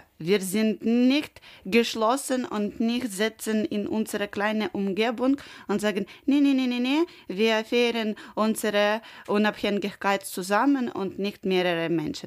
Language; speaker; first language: German; non-native, learner; Ukrainian